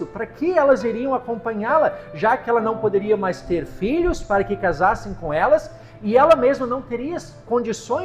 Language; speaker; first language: Portuguese; native; Portuguese